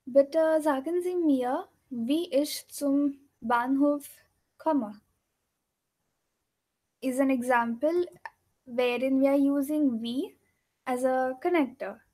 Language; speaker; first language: German; non-native, fluent; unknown